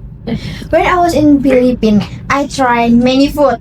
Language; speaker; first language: English; non-native, learner; Indonesian